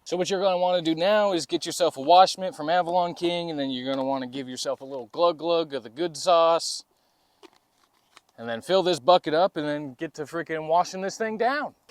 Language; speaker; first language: English; native; English